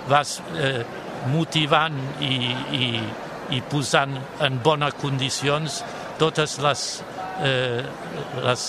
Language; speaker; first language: Catalan; non-native, fluent; German